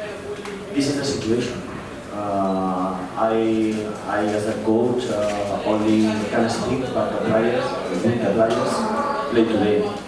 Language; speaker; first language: English; non-native, learner; Spanish